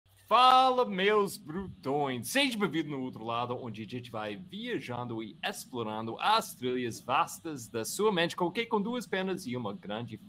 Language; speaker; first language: Portuguese; non-native, fluent; English